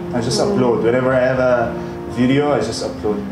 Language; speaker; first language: English; non-native, fluent; Arabic